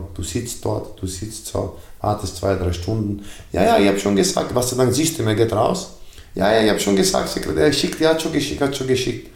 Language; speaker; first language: German; non-native, fluent; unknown